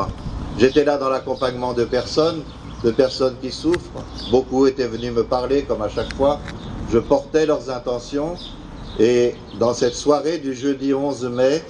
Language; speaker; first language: French; native; French